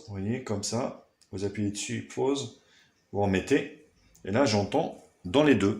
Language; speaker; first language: French; native; French